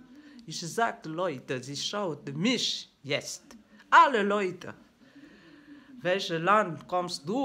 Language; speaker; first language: German; non-native, learner; French